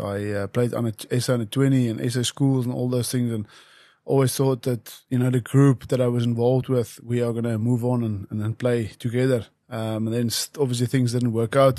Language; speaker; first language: English; non-native, local second language; Afrikaans